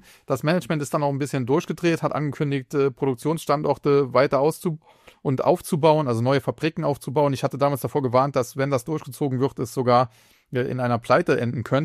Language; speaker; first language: German; native; German